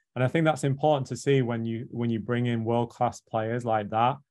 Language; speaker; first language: English; native; English